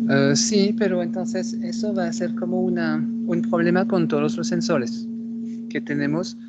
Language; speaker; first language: Spanish; non-native, fluent; French